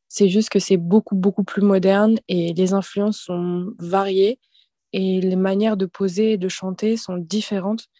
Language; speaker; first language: French; native; French